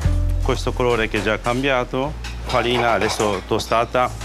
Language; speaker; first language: Italian; non-native, learner; Japanese